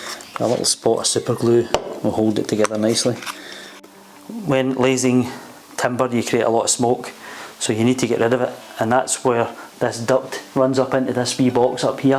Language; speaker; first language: English; native; English